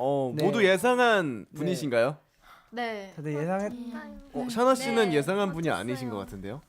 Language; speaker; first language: Korean; native; Korean